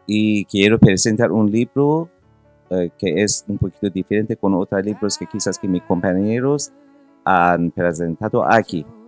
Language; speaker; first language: Spanish; non-native, learner; Persian